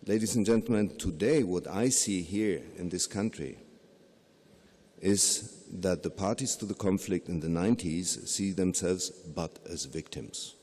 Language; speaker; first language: English; non-native, fluent; German